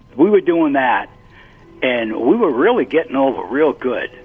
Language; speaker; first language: English; native; English